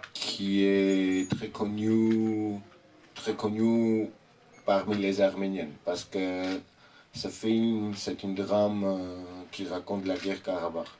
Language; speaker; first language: French; non-native, fluent; Armenian